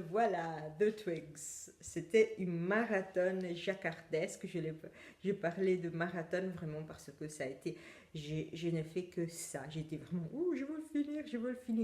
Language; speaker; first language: French; non-native, fluent; Italian